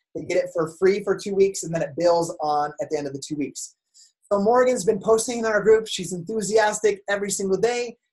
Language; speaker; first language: English; native; English